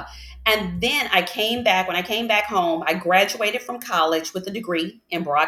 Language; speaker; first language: English; native; English